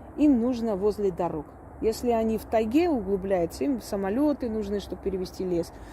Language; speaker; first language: Russian; non-native, local second language; Armenian